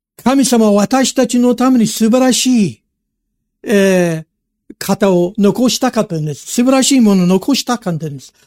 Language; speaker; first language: Japanese; non-native, fluent; English